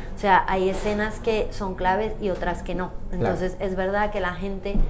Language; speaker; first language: Spanish; native; Spanish